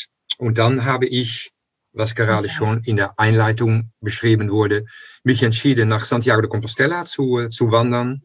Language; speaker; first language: German; non-native, fluent; Dutch